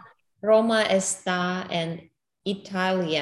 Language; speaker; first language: Spanish; non-native, learner; English